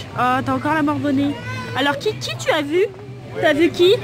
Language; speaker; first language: French; native; French